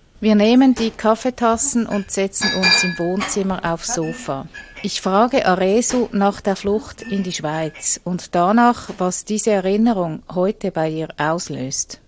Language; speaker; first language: German; native; German